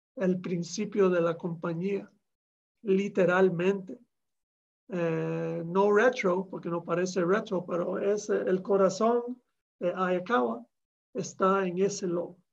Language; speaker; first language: Spanish; early bilingual, heritage; Spanish